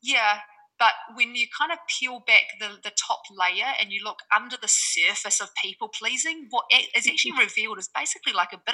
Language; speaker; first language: English; native; English